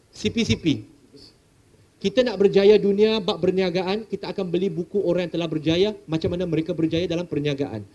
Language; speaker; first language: Malay; non-native, local second language; Chinese